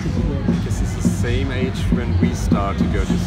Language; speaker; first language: English; non-native, fluent; German